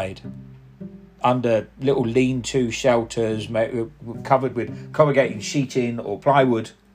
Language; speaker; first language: English; non-native, local second language; Punjabi